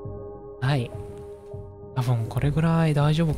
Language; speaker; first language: Japanese; non-native, learner; Indonesian